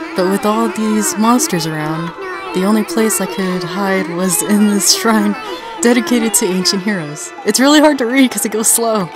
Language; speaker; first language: English; native; English